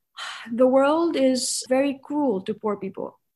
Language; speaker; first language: English; non-native, local second language; Nepali